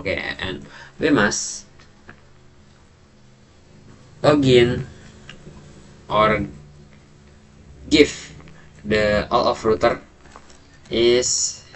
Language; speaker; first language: English; non-native, learner; Indonesian